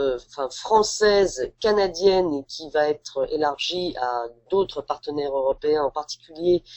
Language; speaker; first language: French; native; French